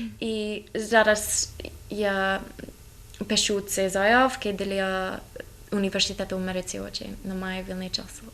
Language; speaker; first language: Ukrainian; non-native, learner; English